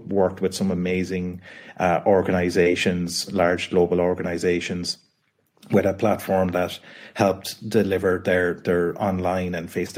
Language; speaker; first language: English; native; English